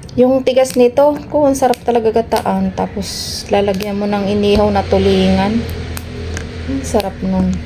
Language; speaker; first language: Filipino; non-native, local second language; Bikol